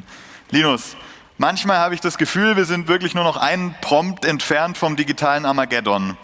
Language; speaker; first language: German; native; German